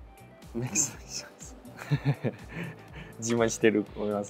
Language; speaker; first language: Japanese; non-native, learner; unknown